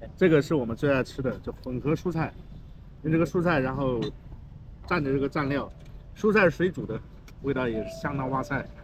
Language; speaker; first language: Chinese; native; Chinese